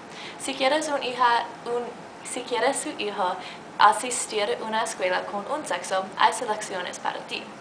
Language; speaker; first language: Spanish; non-native, learner; English